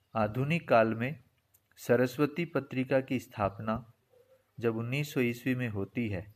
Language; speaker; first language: Hindi; native; Hindi